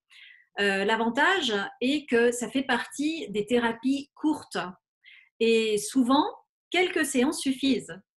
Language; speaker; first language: French; native; French